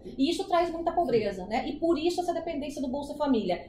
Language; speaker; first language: Portuguese; native; Portuguese